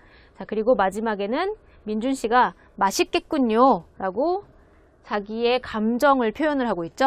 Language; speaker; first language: Korean; native; Korean